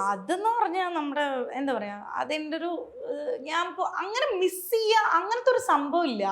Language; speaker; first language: Malayalam; native; Malayalam